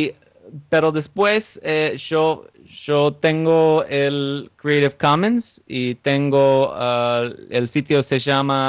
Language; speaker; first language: Spanish; non-native, learner; English